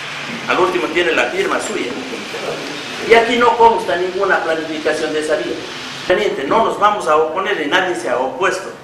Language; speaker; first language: Spanish; native; Spanish